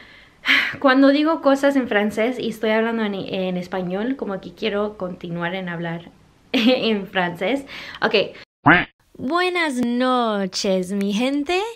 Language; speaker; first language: Spanish; early bilingual, heritage; English